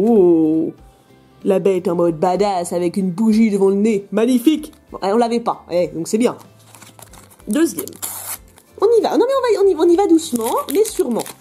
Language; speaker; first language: French; native; French